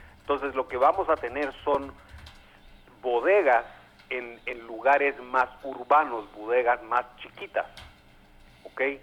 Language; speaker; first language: Spanish; native; Spanish